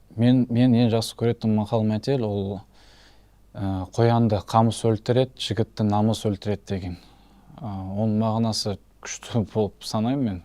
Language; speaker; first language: Kazakh; non-native, local second language; Turkish